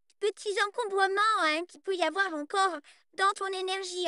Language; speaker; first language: French; native; French